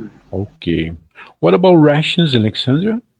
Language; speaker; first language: English; non-native, fluent; Portuguese